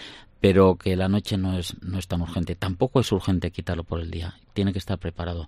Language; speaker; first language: Spanish; native; Spanish